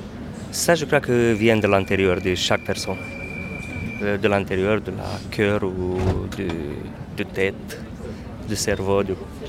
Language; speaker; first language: French; non-native, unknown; Romanian